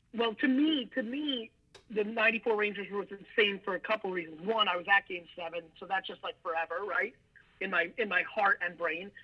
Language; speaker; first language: English; early bilingual, other home language; Russian